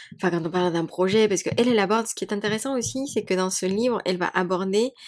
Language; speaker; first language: French; non-native, fluent; Spanish